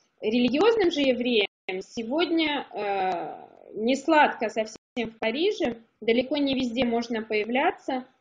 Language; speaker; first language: Russian; native; Russian